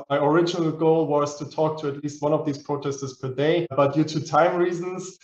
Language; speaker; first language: English; non-native, fluent; German